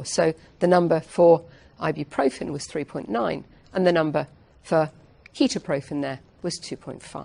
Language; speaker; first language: English; native; English